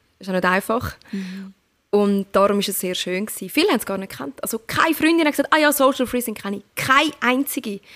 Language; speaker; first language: German; early bilingual, other home language; Turkish